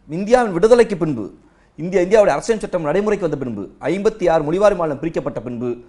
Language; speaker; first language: Tamil; native; Tamil